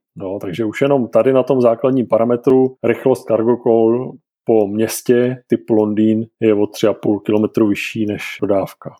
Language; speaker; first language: Czech; native; Czech